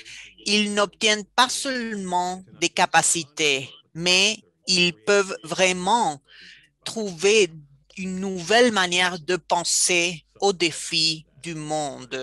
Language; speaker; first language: French; non-native, fluent; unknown